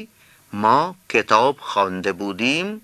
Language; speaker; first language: Persian; non-native, fluent; Urdu